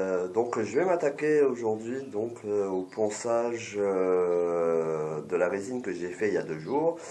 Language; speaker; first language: French; native; French